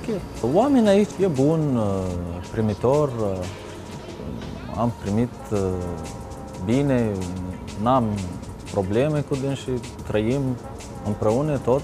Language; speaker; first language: Romanian; non-native, learner; Arabic